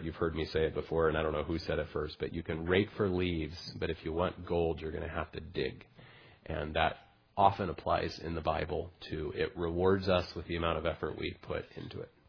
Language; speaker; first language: English; native; English